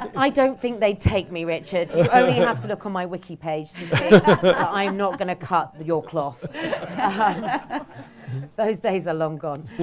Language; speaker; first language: English; native; English